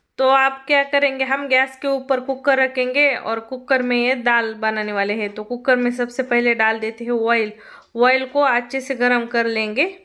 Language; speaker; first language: Hindi; non-native, local second language; Marathi